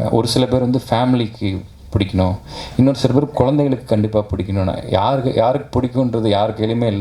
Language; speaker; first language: Tamil; native; Tamil